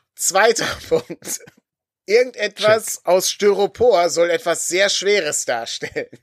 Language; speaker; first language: German; native; German